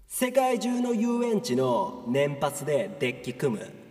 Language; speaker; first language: Japanese; early bilingual, other home language; Filipino